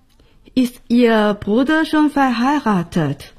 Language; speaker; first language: German; non-native, fluent; Chinese